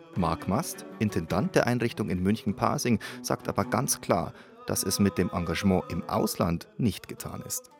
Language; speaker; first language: German; native; German